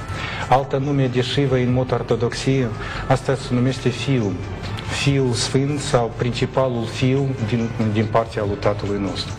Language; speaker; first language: Romanian; non-native, learner; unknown